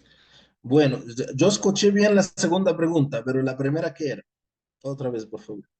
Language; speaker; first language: Spanish; non-native, fluent; Arabic